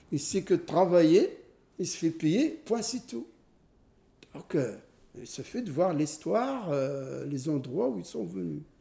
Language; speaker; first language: French; non-native, fluent; Arabic